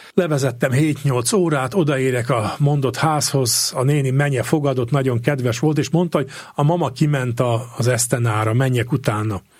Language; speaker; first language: Hungarian; native; Hungarian